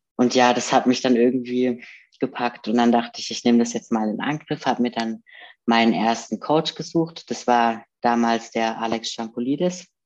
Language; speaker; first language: German; native; German